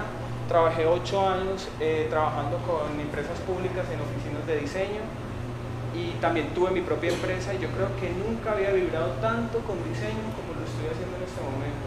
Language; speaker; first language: Spanish; native; Spanish